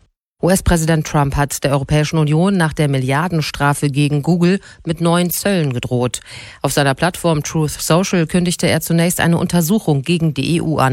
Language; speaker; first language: German; native; German